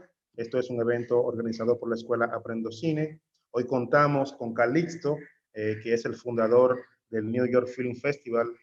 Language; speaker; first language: Spanish; native; Spanish